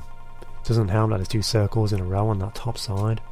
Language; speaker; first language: English; native; English